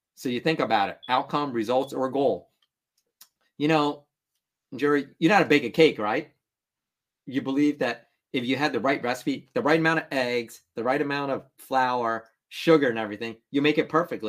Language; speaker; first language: English; early bilingual, other home language; Vietnamese